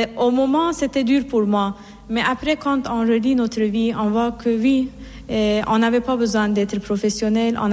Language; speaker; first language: French; non-native, fluent; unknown